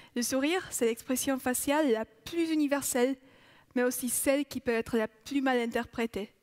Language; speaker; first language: French; non-native, fluent; Polish